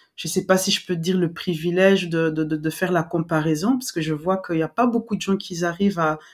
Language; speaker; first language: French; non-native, local second language; Lingala